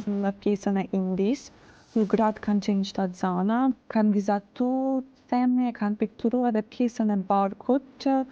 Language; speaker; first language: Albanian; native; Albanian